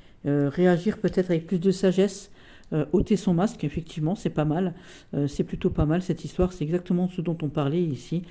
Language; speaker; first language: French; native; French